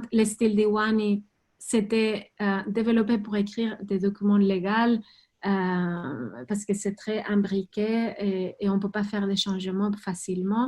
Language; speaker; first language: French; non-native, fluent; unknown